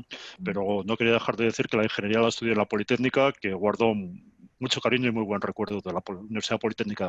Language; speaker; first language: Spanish; native; Spanish